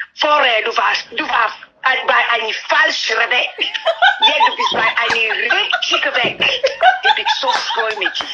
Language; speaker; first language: German; non-native, learner; French